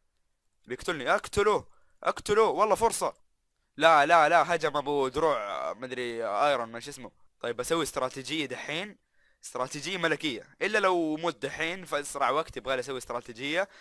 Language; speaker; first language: Arabic; native; Arabic